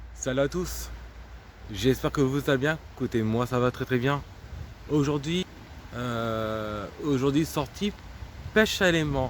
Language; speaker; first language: French; native; French